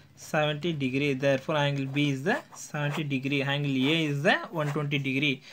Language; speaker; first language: English; non-native, local second language; Tamil